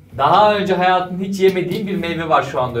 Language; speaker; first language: Turkish; native; Turkish